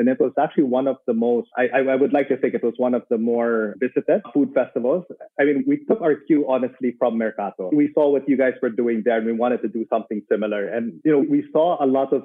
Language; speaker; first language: English; non-native, local second language; Filipino